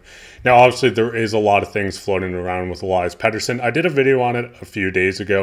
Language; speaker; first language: English; native; English